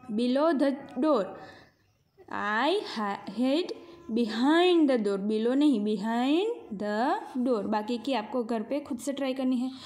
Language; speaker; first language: Hindi; non-native, local second language; Gujarati